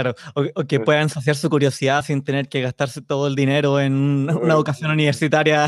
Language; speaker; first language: Spanish; native; Spanish